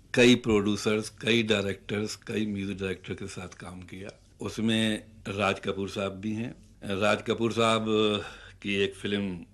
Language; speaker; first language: Urdu; native; Urdu